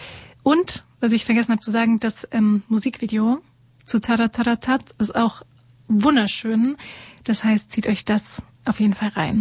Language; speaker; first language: German; native; German